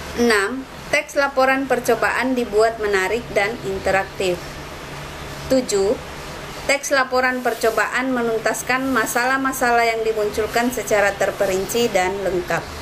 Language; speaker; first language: Indonesian; native; Indonesian